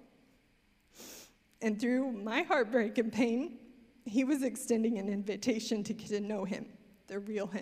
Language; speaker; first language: English; native; English